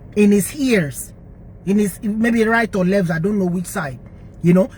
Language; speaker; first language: English; non-native, local second language; Yoruba